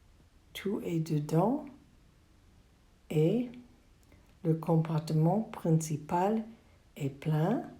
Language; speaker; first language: French; non-native, learner; English